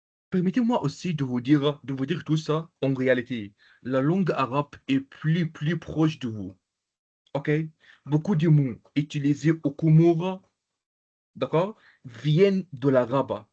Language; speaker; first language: French; non-native, local second language; Arabic